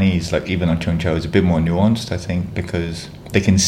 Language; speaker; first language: English; native; English